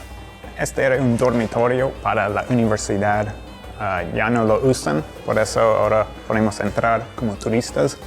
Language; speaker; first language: Spanish; non-native, fluent; English